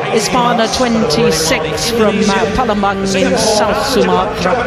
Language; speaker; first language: English; native; English